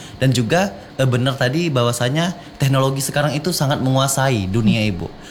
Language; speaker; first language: Indonesian; non-native, local second language; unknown